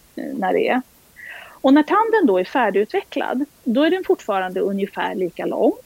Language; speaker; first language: Swedish; native; Swedish